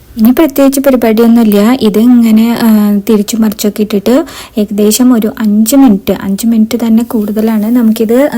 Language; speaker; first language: Malayalam; native; Malayalam